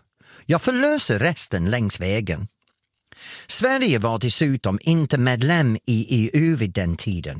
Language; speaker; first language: Swedish; non-native, fluent; English